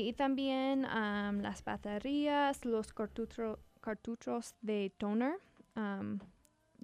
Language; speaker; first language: Spanish; non-native, learner; English